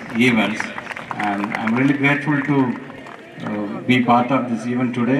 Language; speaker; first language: English; non-native, local second language; Tamil